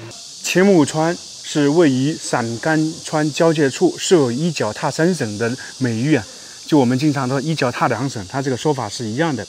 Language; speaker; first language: Chinese; native; Chinese